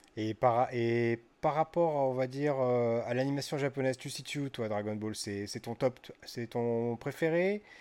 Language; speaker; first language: French; early bilingual, other home language; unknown